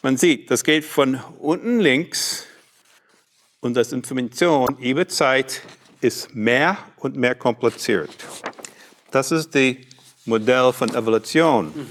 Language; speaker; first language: German; non-native, learner; English